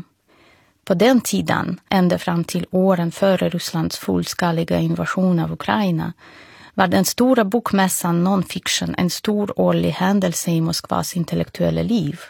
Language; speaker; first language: Swedish; non-native, fluent; Russian